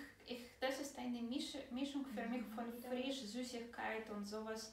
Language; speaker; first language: German; non-native, fluent; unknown